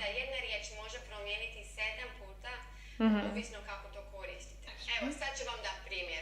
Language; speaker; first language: Croatian; non-native, learner; English